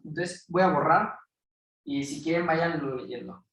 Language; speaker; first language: Spanish; native; Spanish